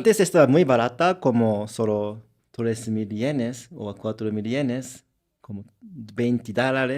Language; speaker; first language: Spanish; non-native, learner; Japanese